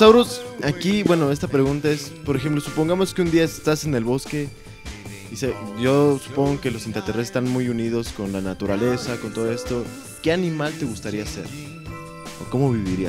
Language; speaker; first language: Spanish; native; Spanish